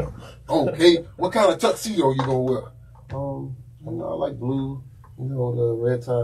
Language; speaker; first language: English; native; English